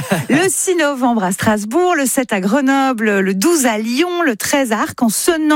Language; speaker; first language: French; native; French